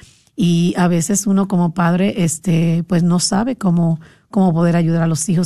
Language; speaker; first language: Spanish; native; Spanish